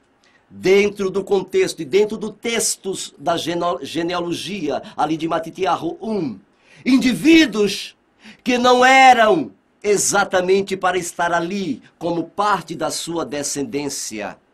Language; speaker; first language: Portuguese; native; Portuguese